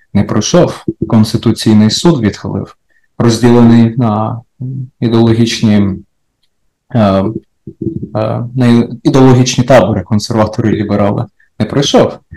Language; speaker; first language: Ukrainian; native; Ukrainian